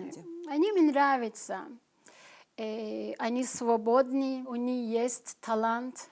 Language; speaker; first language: Russian; non-native, learner; Turkish